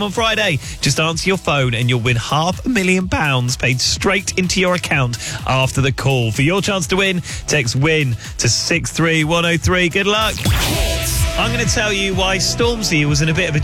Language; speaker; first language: English; native; English